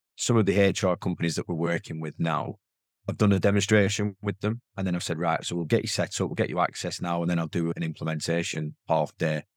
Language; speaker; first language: English; native; English